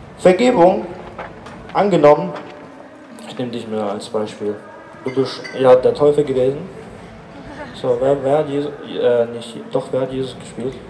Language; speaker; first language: German; native; German